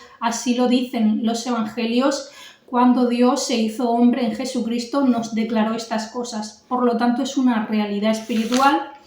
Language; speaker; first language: Spanish; native; Spanish